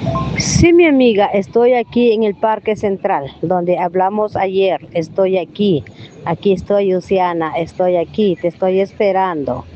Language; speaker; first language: Spanish; non-native, local second language; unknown